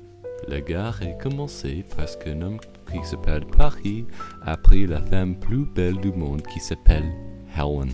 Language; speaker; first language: French; non-native, learner; English